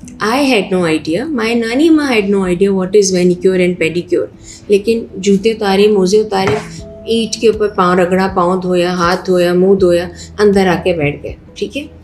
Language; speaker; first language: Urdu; native; Urdu